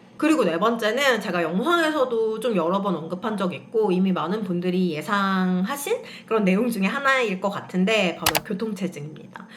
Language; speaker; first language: Korean; native; Korean